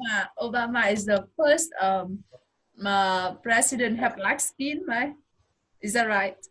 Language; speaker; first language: English; non-native, fluent; Vietnamese